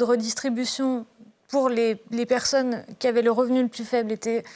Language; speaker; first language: French; native; French